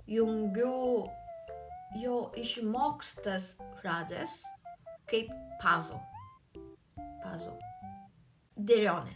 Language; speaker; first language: Lithuanian; non-native, fluent; Japanese